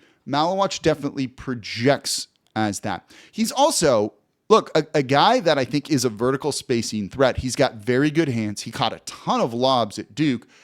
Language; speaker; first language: English; native; English